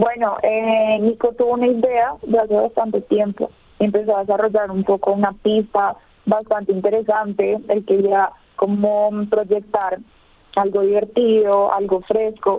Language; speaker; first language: Spanish; native; Spanish